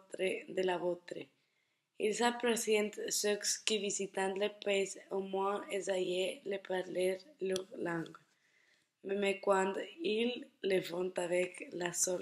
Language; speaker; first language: French; non-native, learner; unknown